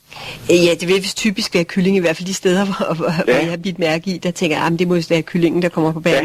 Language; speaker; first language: Danish; native; Danish